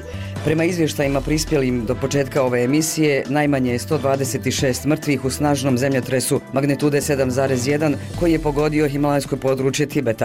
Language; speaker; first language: Serbian; native; Serbian